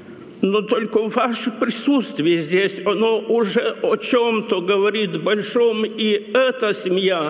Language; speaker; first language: Russian; non-native, local second language; Romanian